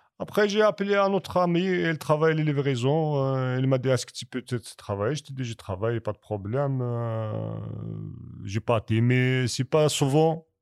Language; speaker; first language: French; non-native, learner; Kabyle